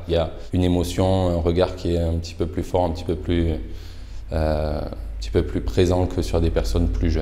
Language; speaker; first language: French; native; French